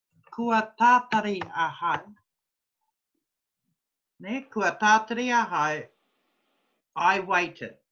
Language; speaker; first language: Māori; non-native, fluent; English